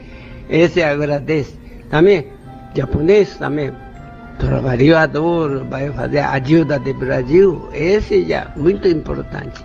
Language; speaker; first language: Portuguese; non-native, learner; Japanese